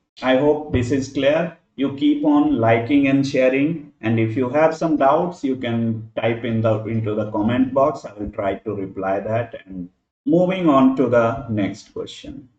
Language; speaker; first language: English; non-native, local second language; Hindi